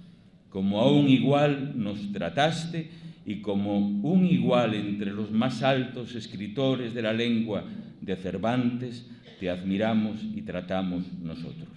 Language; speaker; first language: Spanish; native; Spanish